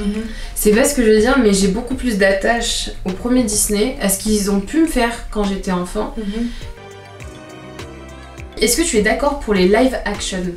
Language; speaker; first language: French; native; French